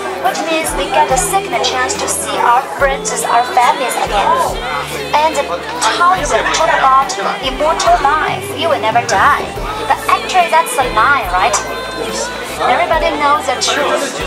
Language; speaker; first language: English; non-native, fluent; Chinese